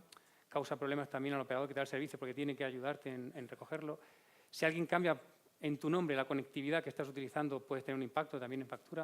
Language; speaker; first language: Spanish; native; Spanish